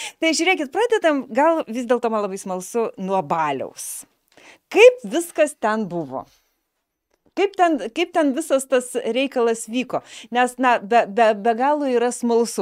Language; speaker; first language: Lithuanian; native; Lithuanian